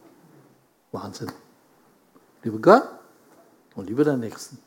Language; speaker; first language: German; non-native, fluent; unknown